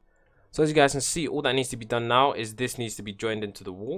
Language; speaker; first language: English; native; English